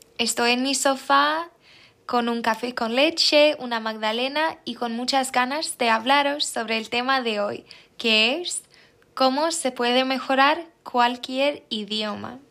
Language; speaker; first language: Spanish; non-native, fluent; Swedish